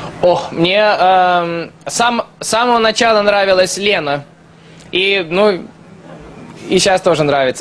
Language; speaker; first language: Russian; early bilingual, heritage; Russian